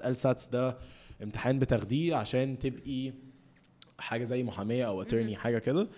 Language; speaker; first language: Arabic; early bilingual, heritage; Arabic